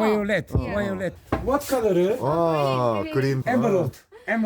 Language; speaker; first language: English; non-native, learner; Turkish